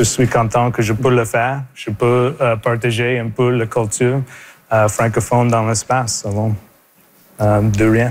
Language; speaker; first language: French; non-native, local second language; English